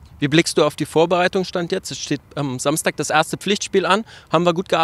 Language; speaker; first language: German; native; German